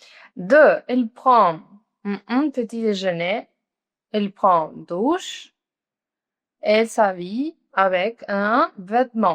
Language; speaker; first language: French; non-native, fluent; Spanish